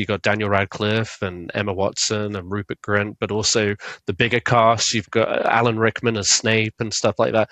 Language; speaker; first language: English; native; English